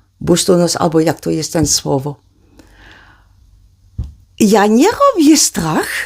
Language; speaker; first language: Polish; non-native, learner; Dutch